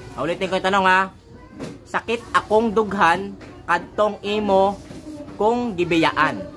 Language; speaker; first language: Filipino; non-native, local second language; Cebuano